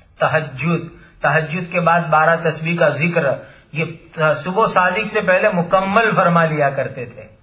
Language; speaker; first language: Urdu; non-native, local second language; Gujarati